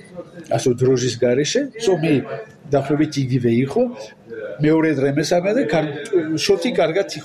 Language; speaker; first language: Georgian; non-native, learner; French